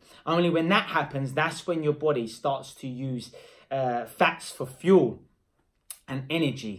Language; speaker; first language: English; native; English